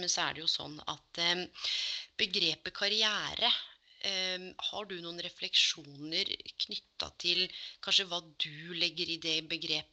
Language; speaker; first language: Norwegian; native; Norwegian